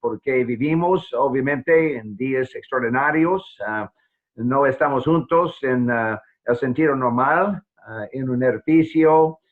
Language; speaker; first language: Spanish; non-native, fluent; English